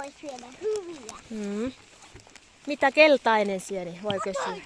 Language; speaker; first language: Finnish; non-native, learner; Thai